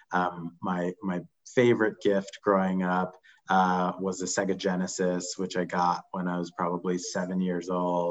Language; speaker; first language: English; native; English